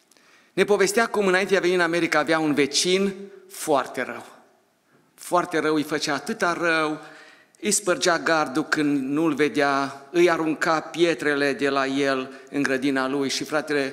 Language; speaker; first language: Romanian; native; Romanian